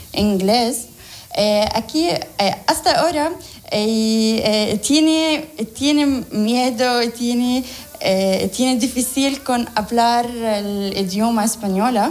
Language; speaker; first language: Spanish; non-native, learner; Arabic